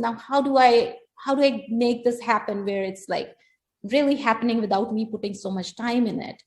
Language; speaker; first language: English; non-native, local second language; Hindi